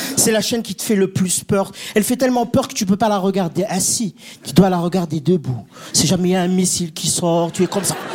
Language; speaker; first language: French; non-native, local second language; Kabyle